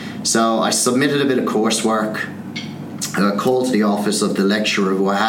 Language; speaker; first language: English; native; English